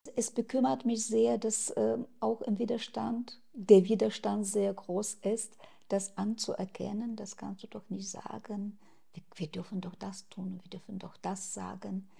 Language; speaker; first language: German; non-native, fluent; Russian